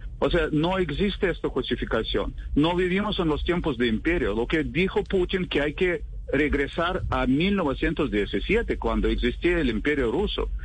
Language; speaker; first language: Spanish; non-native, fluent; Russian